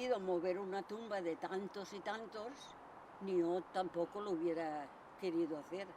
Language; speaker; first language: Spanish; native; Spanish